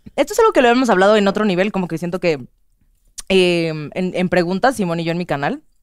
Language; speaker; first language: Spanish; native; Spanish